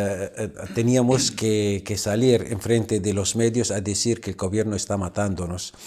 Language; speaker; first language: Spanish; non-native, fluent; Arabic